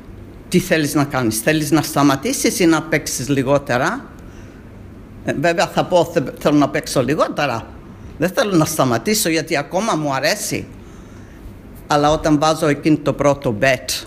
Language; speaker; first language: Greek; early bilingual, heritage; Greek